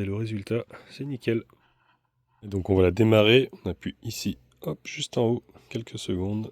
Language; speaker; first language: French; native; French